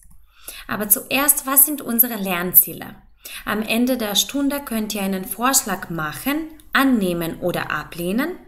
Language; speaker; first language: German; non-native, fluent; Macedonian